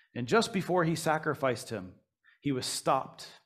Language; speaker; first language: English; native; English